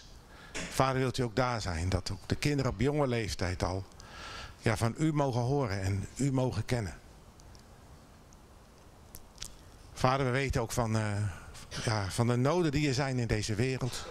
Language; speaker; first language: Dutch; native; Dutch